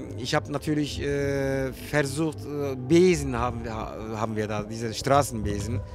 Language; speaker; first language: German; early bilingual, other home language; Turkish